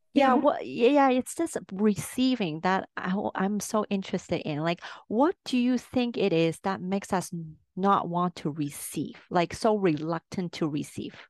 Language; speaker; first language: English; early bilingual, other home language; Cantonese